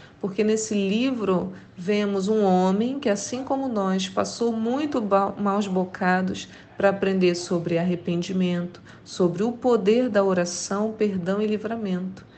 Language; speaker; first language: Portuguese; native; Portuguese